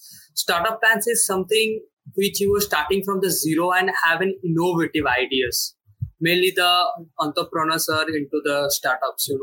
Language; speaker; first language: English; non-native, local second language; Bangla